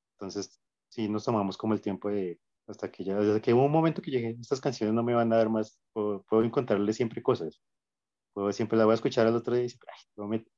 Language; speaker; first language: Spanish; native; Spanish